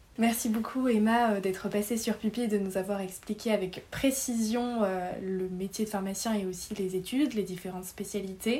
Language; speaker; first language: French; native; French